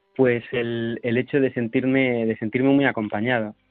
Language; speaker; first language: Spanish; native; Spanish